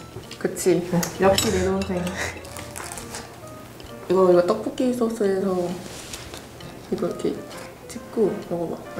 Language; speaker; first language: Korean; early bilingual, other home language; English